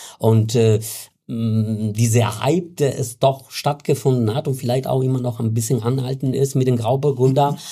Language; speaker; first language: German; non-native, fluent; Italian